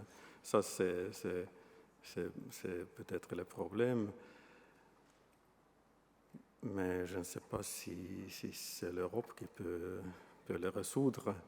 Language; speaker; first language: French; non-native, fluent; Estonian